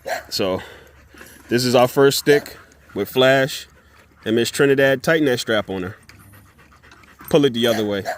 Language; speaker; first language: English; native; English